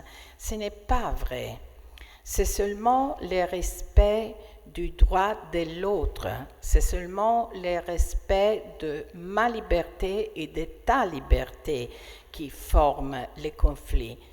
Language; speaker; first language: French; non-native, fluent; Italian